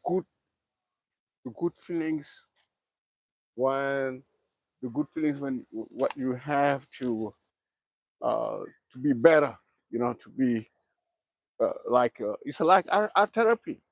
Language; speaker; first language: English; non-native, learner; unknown